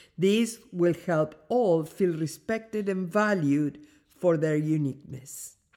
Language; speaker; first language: English; non-native, fluent; Spanish